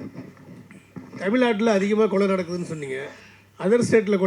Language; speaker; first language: Tamil; native; Tamil